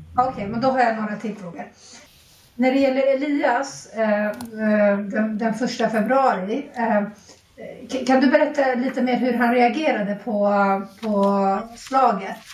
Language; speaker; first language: Swedish; native; Swedish